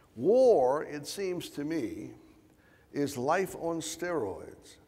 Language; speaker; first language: English; native; English